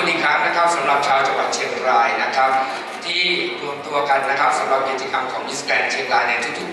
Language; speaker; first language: Thai; native; Thai